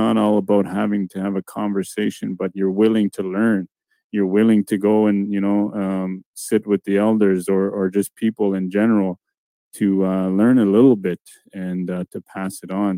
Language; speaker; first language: English; non-native, fluent; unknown